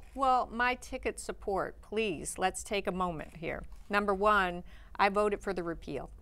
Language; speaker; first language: English; native; English